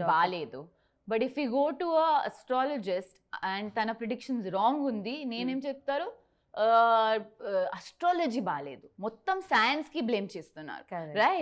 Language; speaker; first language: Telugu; non-native, learner; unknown